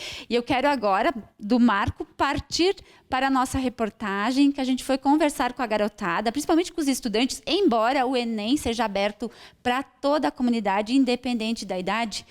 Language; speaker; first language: Portuguese; native; Portuguese